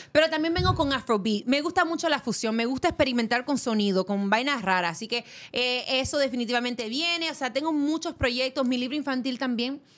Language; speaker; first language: Spanish; early bilingual, heritage; Spanish